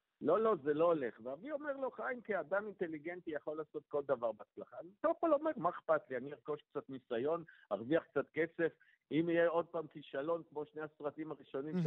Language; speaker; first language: Hebrew; native; Hebrew